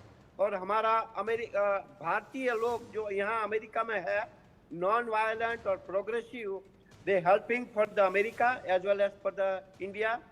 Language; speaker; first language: Hindi; non-native, local second language; Gujarati